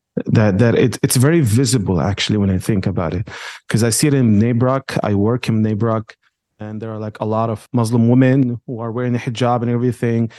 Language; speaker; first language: English; non-native, fluent; Arabic